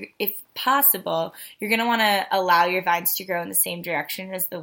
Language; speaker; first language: English; native; English